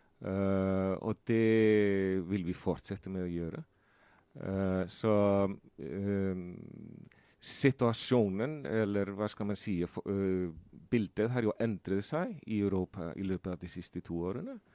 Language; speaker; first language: Norwegian; non-native, fluent; Icelandic